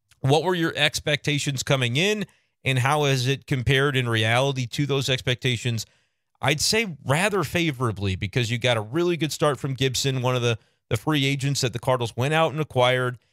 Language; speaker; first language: English; native; English